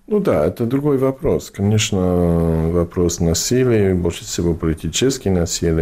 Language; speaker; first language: Russian; non-native, fluent; English